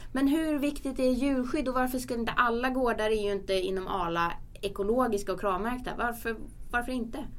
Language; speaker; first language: Swedish; native; Swedish